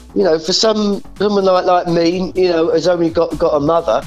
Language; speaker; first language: English; native; English